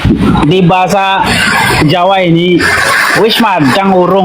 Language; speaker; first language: Indonesian; non-native, local second language; Sundanese